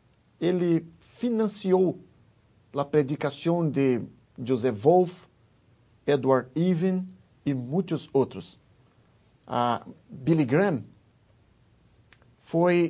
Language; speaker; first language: Spanish; non-native, fluent; Portuguese